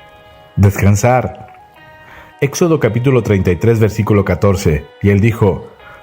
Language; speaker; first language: Spanish; native; Spanish